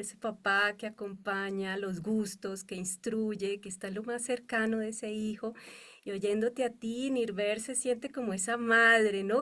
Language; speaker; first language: Spanish; native; Spanish